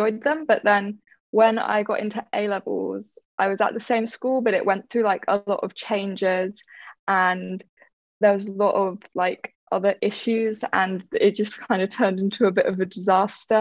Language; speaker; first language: English; native; English